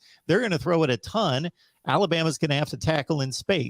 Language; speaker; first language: English; native; English